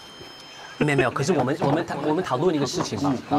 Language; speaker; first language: Chinese; non-native, fluent; English